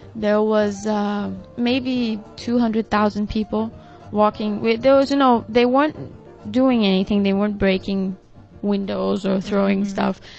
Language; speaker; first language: English; non-native, fluent; Portuguese